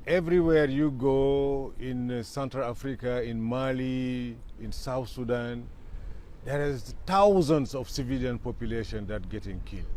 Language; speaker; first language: English; non-native, fluent; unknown